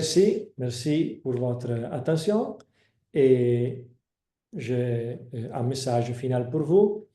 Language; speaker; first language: French; non-native, fluent; Italian